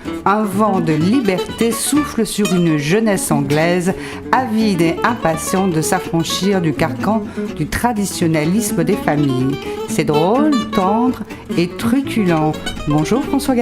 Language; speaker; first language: French; native; French